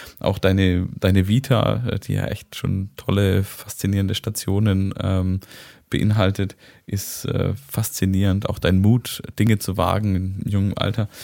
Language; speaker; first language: German; native; German